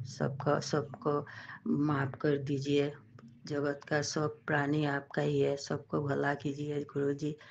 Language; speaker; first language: Hindi; non-native, local second language; Bangla